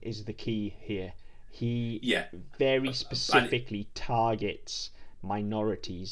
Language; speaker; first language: English; native; English